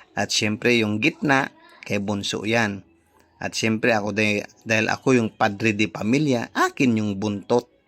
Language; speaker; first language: Filipino; non-native, local second language; Iloko